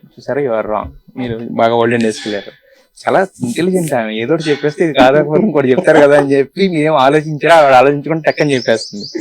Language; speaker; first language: Telugu; native; Telugu